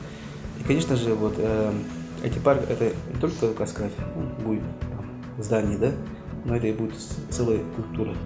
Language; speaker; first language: Russian; non-native, local second language; Yakut